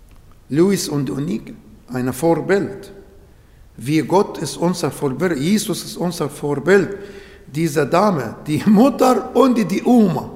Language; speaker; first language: German; non-native, learner; Arabic